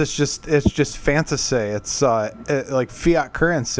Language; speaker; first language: English; native; English